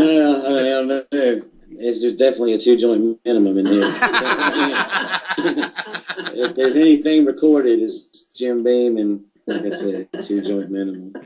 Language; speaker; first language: English; native; English